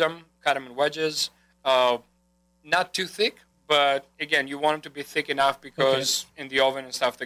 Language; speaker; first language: English; non-native, fluent; Greek